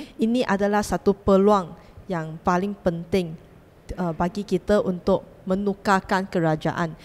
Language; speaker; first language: Malay; non-native, local second language; Chinese